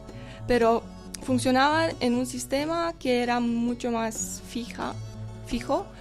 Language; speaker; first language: Spanish; non-native, fluent; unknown